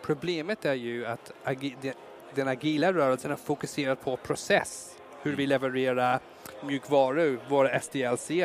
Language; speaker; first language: Swedish; non-native, fluent; English